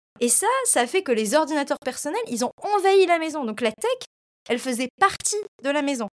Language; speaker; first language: French; non-native, local second language; Arabic